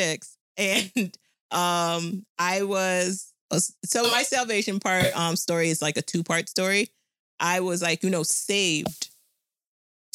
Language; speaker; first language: English; native; English